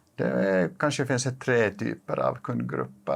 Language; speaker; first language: Swedish; non-native, local second language; Finnish